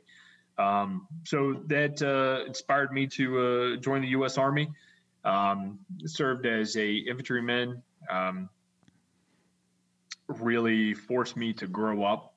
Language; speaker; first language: English; native; English